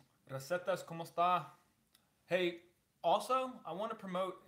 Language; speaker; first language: Spanish; non-native, learner; English